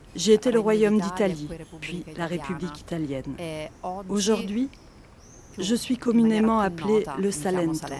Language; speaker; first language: French; non-native, fluent; Italian